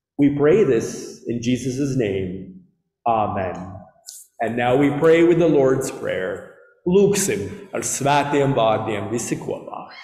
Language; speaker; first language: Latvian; early bilingual, heritage; Latvian